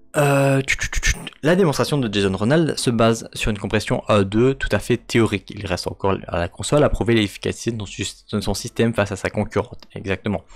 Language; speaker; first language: French; native; French